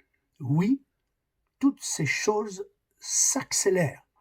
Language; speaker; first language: French; native; French